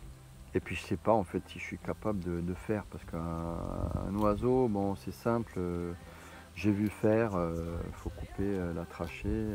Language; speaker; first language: French; native; French